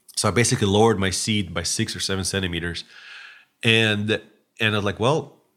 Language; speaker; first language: English; non-native, fluent; Russian